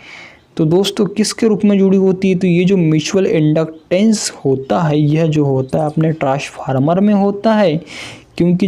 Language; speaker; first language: Hindi; native; Hindi